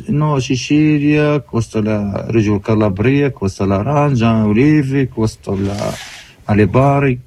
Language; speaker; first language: Italian; non-native, learner; Arabic